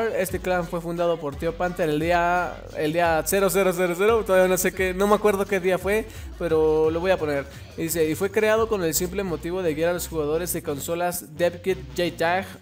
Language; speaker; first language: Spanish; native; Spanish